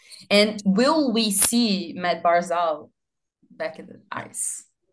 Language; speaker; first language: English; non-native, fluent; Portuguese